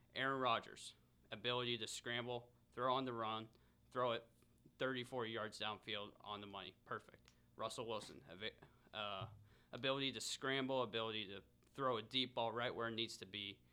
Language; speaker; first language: English; native; English